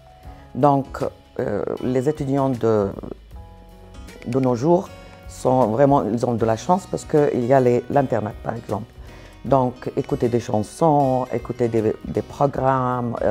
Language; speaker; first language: French; non-native, fluent; Arabic